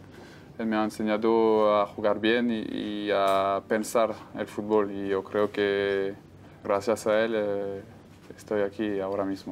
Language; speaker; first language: Spanish; non-native, fluent; French